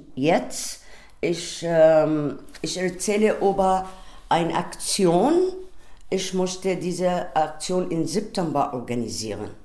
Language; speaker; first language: German; non-native, learner; Arabic